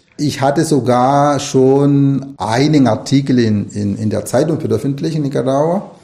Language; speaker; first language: German; non-native, fluent; Spanish